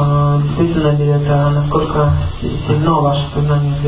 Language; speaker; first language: Russian; native; Russian